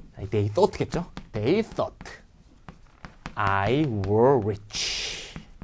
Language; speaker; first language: English; non-native, fluent; Korean